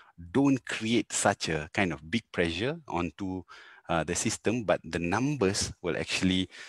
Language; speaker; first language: English; non-native, local second language; Tamil